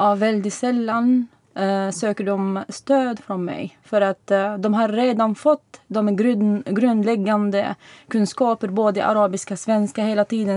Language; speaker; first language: Swedish; non-native, fluent; Arabic